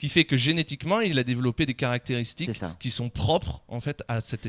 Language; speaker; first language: French; native; French